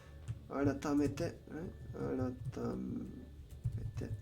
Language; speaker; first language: Japanese; non-native, learner; Spanish